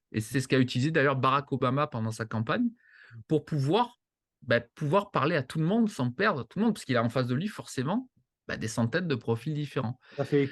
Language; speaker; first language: French; native; French